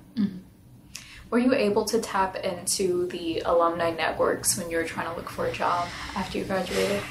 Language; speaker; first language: English; native; English